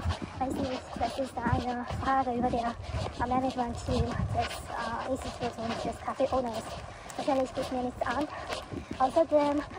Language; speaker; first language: German; non-native, learner; Chinese